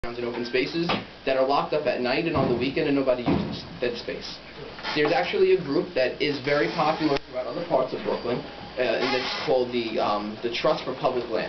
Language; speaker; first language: English; native; English